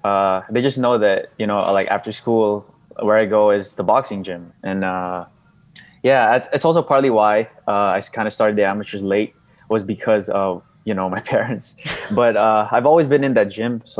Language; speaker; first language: English; non-native, local second language; Cebuano